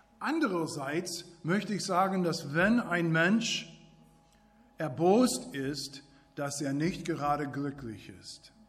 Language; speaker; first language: German; non-native, fluent; English